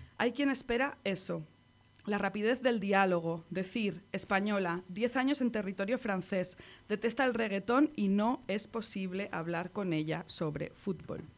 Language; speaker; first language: Spanish; native; Spanish